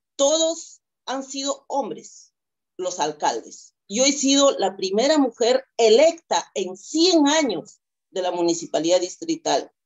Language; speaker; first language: Spanish; non-native, local second language; Quechua